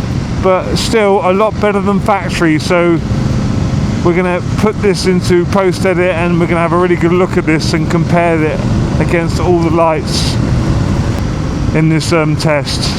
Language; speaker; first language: English; native; English